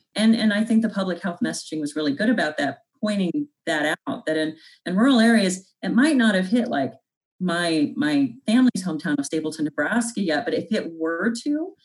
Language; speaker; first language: English; native; English